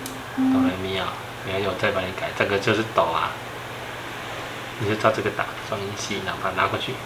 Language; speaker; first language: Chinese; native; Chinese